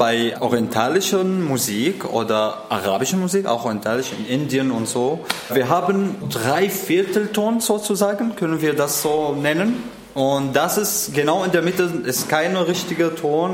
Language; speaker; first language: German; non-native, fluent; Arabic